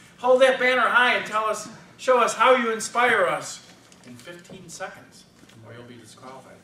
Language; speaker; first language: English; native; English